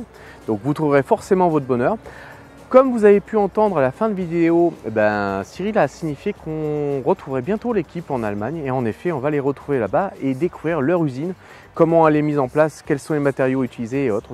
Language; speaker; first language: French; native; French